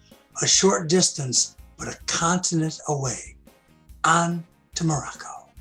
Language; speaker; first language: English; native; English